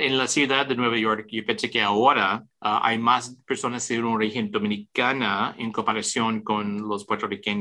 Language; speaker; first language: Spanish; early bilingual, heritage; English